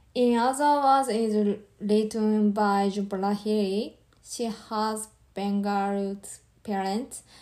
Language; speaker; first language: English; non-native, learner; Japanese